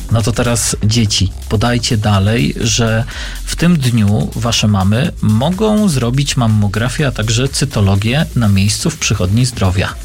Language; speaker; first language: Polish; native; Polish